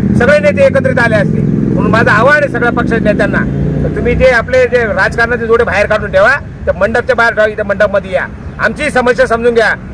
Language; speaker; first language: Marathi; native; Marathi